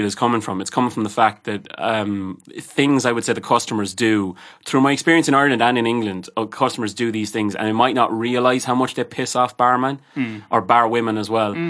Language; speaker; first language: English; native; English